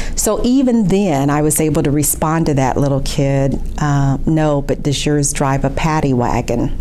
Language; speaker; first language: English; native; English